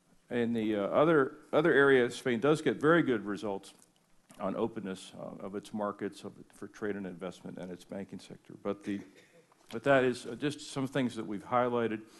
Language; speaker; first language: English; native; English